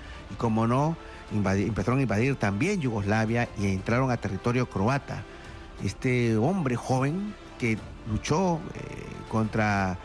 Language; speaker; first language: Spanish; native; Spanish